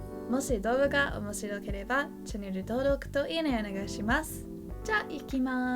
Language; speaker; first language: Japanese; non-native, learner; English